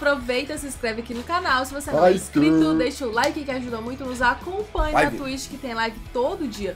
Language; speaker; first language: Portuguese; native; Portuguese